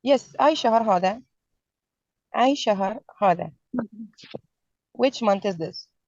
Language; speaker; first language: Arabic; non-native, fluent; Urdu